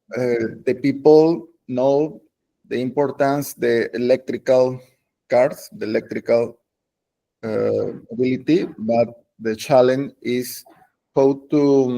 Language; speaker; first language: English; non-native, learner; Spanish